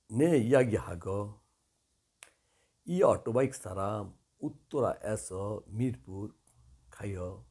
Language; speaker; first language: Korean; non-native, learner; Bangla